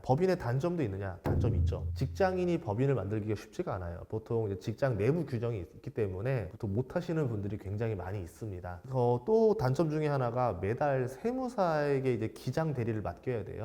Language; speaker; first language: Korean; native; Korean